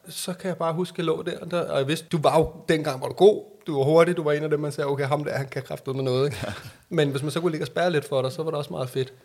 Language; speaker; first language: Danish; native; Danish